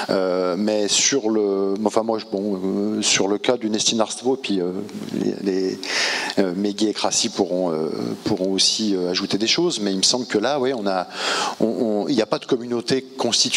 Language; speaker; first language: French; native; French